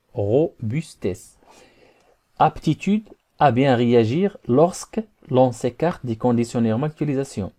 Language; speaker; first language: French; non-native, local second language; Arabic